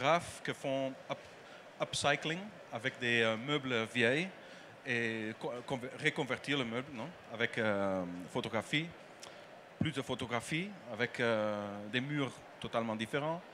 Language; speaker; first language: French; non-native, learner; Dutch